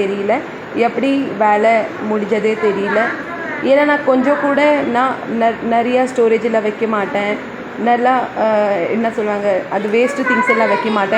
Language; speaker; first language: Tamil; non-native, local second language; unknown